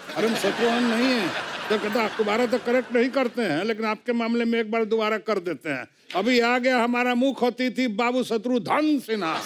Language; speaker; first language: Hindi; native; Hindi